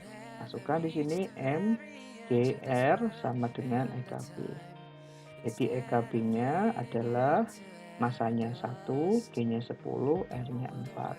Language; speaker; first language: Indonesian; native; Indonesian